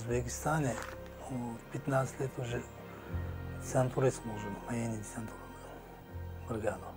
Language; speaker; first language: Russian; non-native, learner; Uzbek